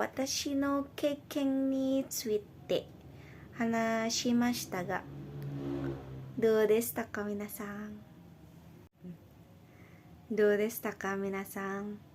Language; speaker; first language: Japanese; non-native, learner; Indonesian